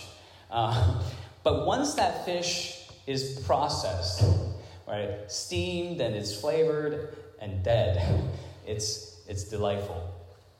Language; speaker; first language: English; non-native, local second language; Cantonese